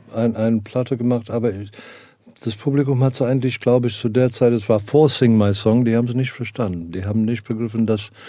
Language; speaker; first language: German; non-native, fluent; Afrikaans